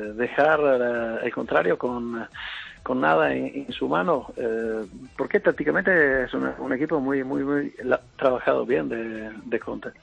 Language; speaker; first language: Spanish; non-native, fluent; Italian